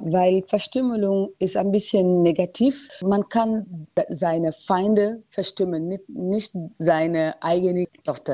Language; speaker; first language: German; non-native, learner; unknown